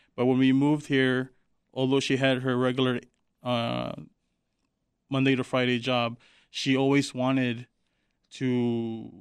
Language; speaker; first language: English; non-native, local second language; Filipino